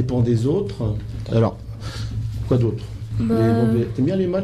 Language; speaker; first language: French; native; French